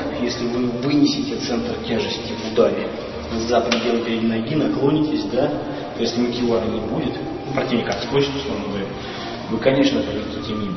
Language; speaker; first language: Russian; native; Russian